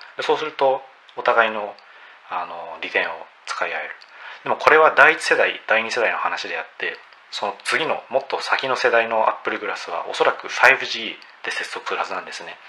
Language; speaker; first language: Japanese; native; Japanese